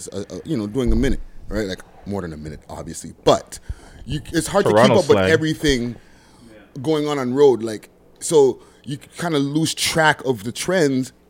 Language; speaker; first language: English; native; English